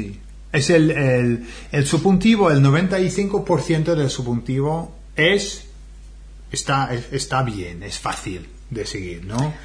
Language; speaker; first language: Spanish; non-native, fluent; English